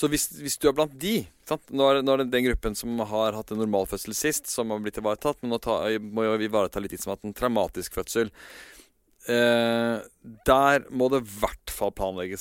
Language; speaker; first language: Norwegian; native; Norwegian